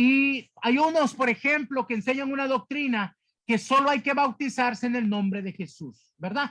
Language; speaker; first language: Spanish; native; Spanish